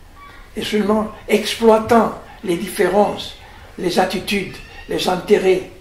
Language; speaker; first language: French; non-native, fluent; Italian